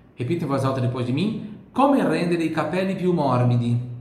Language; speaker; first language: Italian; non-native, fluent; Portuguese